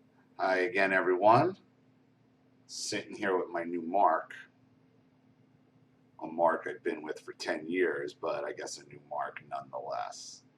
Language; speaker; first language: English; native; English